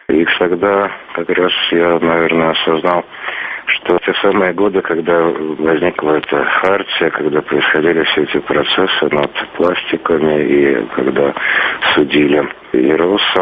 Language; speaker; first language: Russian; native; Russian